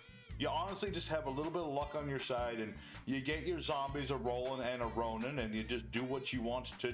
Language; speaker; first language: English; native; English